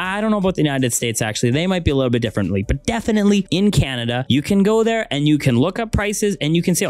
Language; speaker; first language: English; native; English